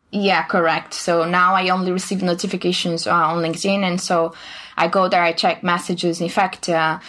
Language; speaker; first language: English; non-native, fluent; Portuguese